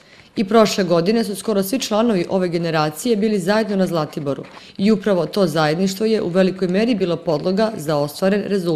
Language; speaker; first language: Serbian; native; Serbian